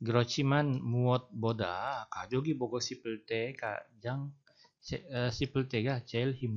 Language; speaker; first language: Korean; non-native, fluent; Indonesian